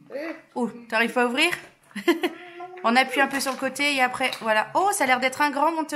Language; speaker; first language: French; native; French